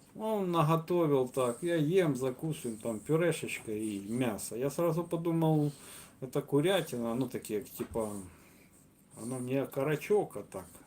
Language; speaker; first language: Russian; native; Russian